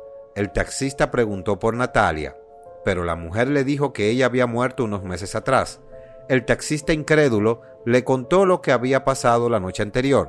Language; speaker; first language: Spanish; native; Spanish